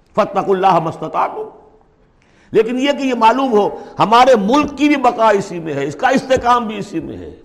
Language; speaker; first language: Urdu; native; Urdu